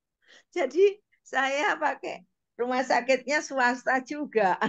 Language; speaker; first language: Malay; non-native, local second language; Javanese